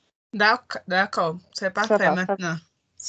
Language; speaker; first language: French; non-native, learner; Portuguese